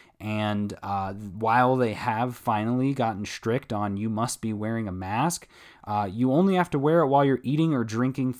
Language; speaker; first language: English; native; English